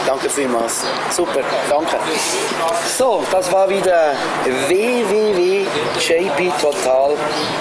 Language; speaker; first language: German; native; German